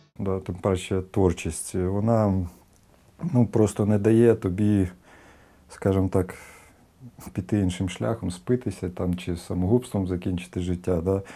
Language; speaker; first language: Ukrainian; native; Ukrainian